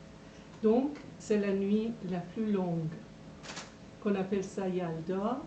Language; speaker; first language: French; non-native, fluent; Persian